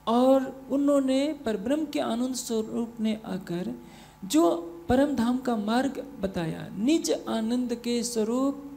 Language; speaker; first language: Hindi; native; Hindi